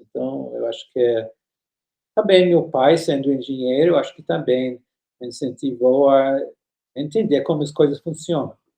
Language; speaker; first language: Portuguese; non-native, fluent; English